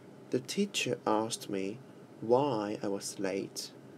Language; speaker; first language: English; non-native, local second language; Cantonese